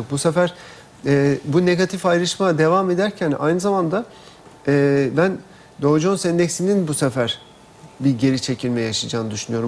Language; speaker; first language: Turkish; native; Turkish